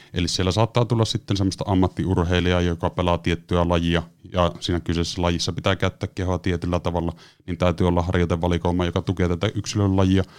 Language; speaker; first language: Finnish; native; Finnish